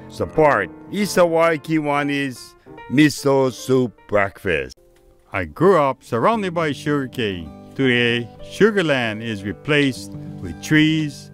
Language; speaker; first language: English; native; English